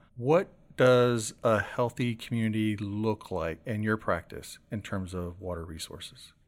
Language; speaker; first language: English; native; English